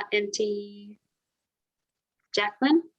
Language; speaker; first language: Arabic; non-native, learner; English